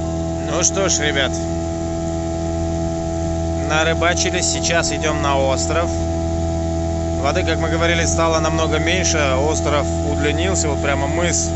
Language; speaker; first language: Russian; native; Russian